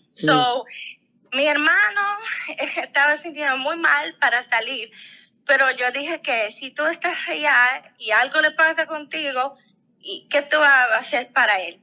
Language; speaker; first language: Spanish; non-native, fluent; Russian